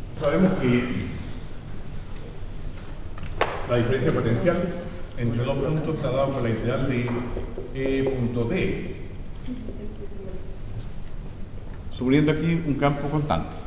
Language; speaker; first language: Spanish; native; Spanish